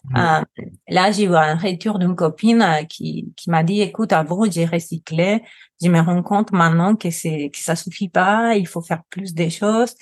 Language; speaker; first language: French; non-native, fluent; Spanish